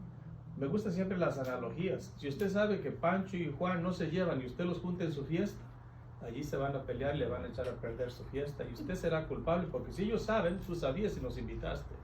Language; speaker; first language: Spanish; native; Spanish